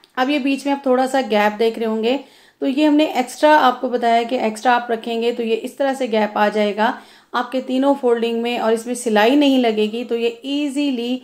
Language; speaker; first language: Urdu; non-native, local second language; Punjabi